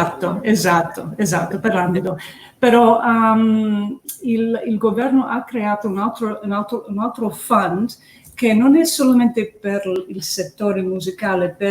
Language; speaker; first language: Italian; early bilingual, heritage; English